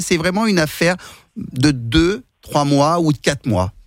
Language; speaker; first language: French; native; French